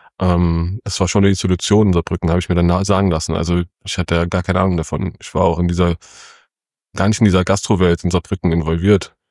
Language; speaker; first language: German; early bilingual, other home language; Kurdish